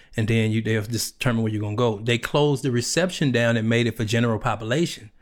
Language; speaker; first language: English; native; English